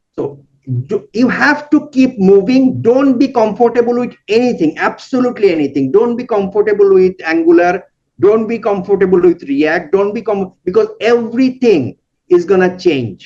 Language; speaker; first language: English; non-native, local second language; Bangla